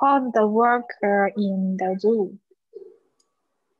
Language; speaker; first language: English; non-native, learner; Chinese